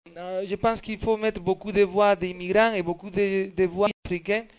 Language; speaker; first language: French; non-native, learner; Spanish